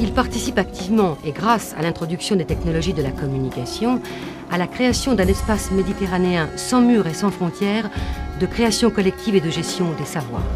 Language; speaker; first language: French; native; French